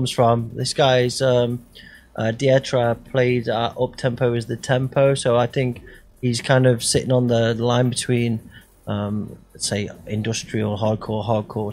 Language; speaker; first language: English; native; English